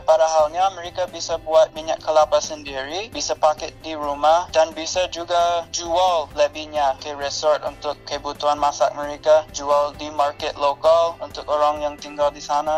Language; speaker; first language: Indonesian; non-native, fluent; English